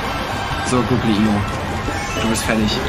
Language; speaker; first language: German; native; German